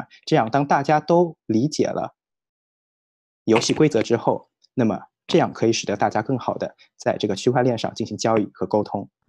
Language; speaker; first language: Chinese; native; Chinese